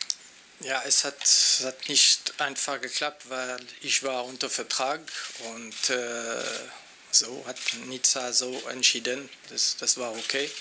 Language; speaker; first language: German; non-native, local second language; French